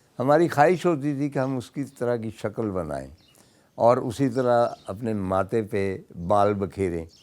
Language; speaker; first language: Urdu; non-native, local second language; Punjabi